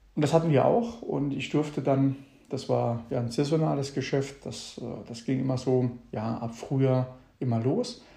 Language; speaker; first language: German; early bilingual, other home language; Italian